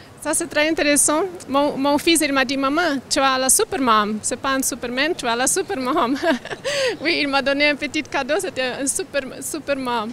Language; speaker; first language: French; non-native, learner; Portuguese